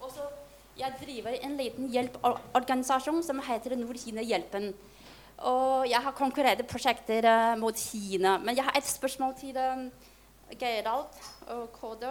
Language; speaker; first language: Norwegian; non-native, fluent; Chinese